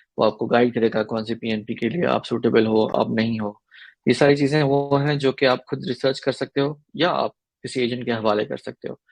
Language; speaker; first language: Urdu; native; Urdu